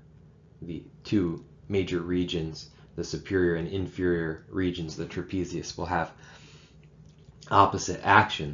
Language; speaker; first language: English; native; English